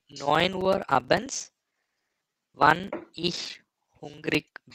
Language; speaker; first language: German; non-native, learner; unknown